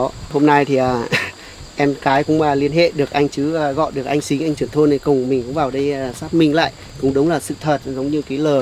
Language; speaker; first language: Vietnamese; native; Vietnamese